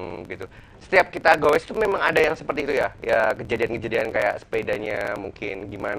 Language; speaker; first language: Indonesian; native; Indonesian